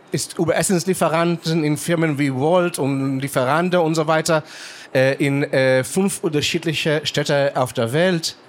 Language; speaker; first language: German; non-native, fluent; Hebrew